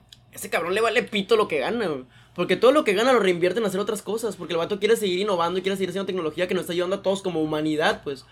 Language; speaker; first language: Spanish; native; Spanish